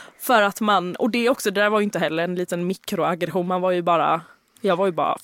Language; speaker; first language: Swedish; native; Swedish